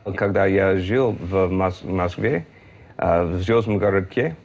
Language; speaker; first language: Russian; non-native, learner; English